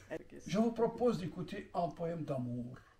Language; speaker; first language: French; non-native, local second language; Arabic